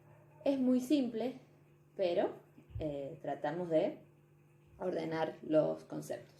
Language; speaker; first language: Spanish; native; Spanish